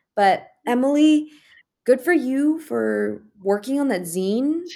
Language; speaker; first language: English; native; English